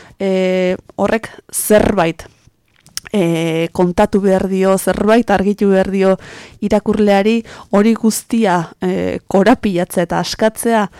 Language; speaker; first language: Basque; native; Basque